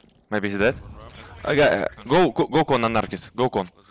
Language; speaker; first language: English; non-native, fluent; Russian